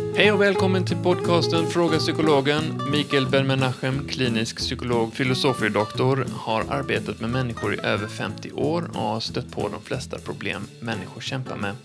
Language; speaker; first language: Swedish; native; Swedish